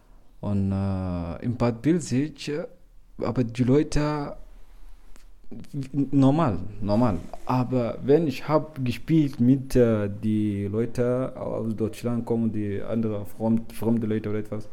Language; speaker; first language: German; non-native, learner; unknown